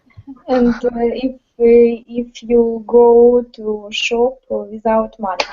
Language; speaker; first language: English; non-native, learner; Russian